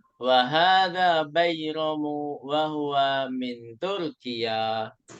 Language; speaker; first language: Arabic; non-native, fluent; Indonesian